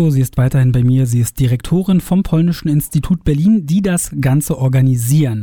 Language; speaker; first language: German; native; German